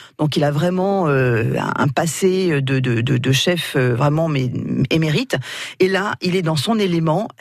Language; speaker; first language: French; native; French